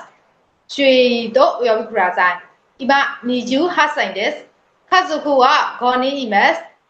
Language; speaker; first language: Japanese; non-native, learner; Burmese